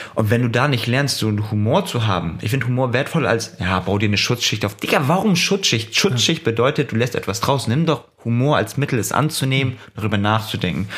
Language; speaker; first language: German; early bilingual, other home language; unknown